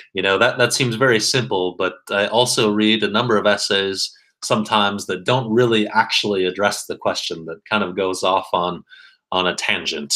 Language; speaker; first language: English; native; English